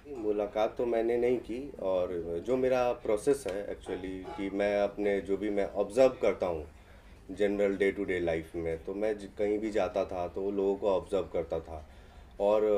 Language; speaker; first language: Hindi; native; Hindi